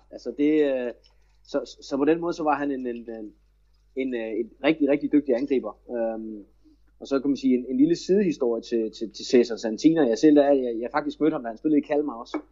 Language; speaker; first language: Danish; native; Danish